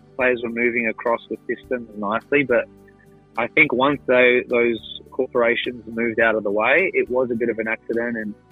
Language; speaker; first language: English; non-native, local second language; Greek